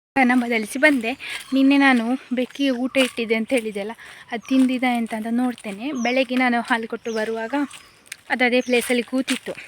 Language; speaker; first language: Kannada; native; Kannada